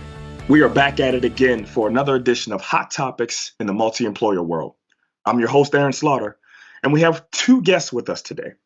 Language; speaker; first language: English; native; English